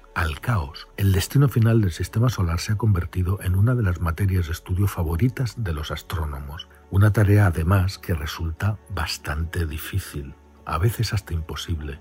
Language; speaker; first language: Spanish; native; Spanish